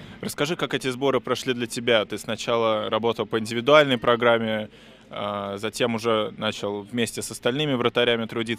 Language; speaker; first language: Russian; native; Russian